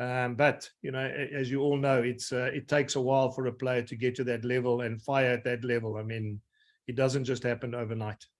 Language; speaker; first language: English; native; English